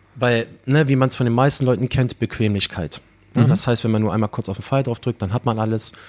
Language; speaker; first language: German; native; German